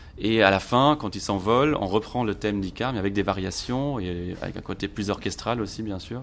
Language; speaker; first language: French; non-native, local second language; Luxembourgish